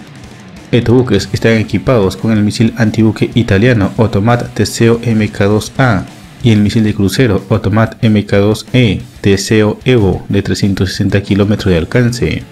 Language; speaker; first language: Spanish; native; Spanish